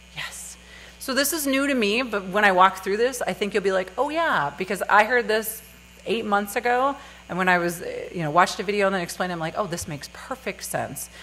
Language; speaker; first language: English; native; English